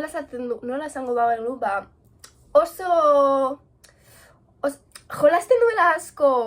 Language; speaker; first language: Basque; non-native, local second language; Spanish